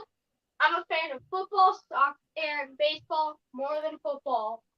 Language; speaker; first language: English; native; English